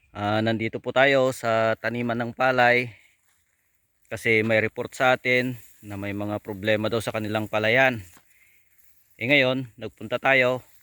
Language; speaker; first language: Filipino; non-native, local second language; Iloko